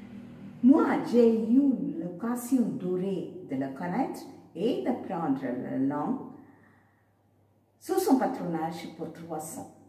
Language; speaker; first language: French; non-native, fluent; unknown